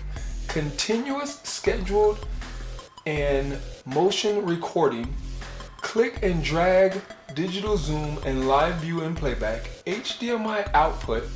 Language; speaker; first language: English; native; English